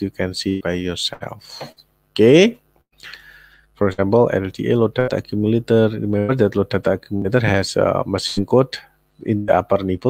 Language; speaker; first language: English; non-native, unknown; Indonesian